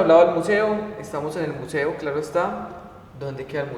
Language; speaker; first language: Spanish; native; Spanish